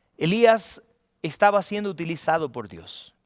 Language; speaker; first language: Spanish; native; Spanish